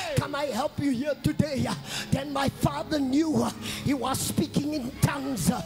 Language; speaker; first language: English; non-native, local second language; Afrikaans